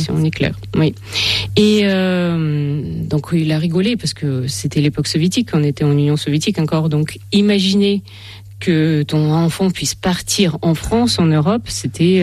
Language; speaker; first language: French; non-native, fluent; Russian